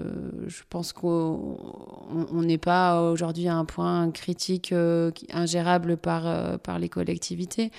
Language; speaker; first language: French; native; French